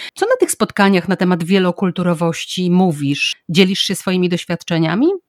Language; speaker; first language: Polish; native; Polish